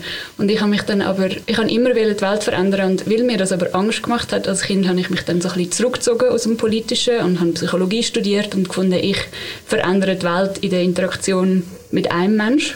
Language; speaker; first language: German; native; German